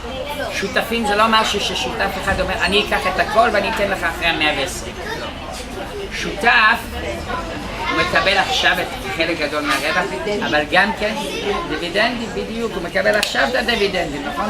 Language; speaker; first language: Hebrew; non-native, fluent; English